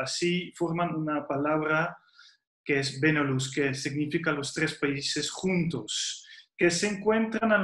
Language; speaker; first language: Spanish; non-native, fluent; Dutch